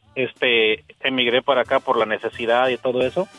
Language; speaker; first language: Spanish; native; Spanish